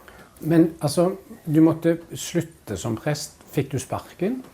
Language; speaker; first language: Norwegian; native; Norwegian